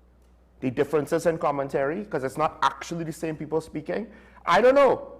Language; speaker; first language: English; native; English